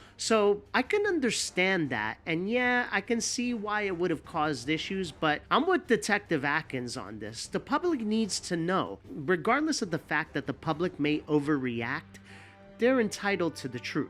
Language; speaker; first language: English; native; English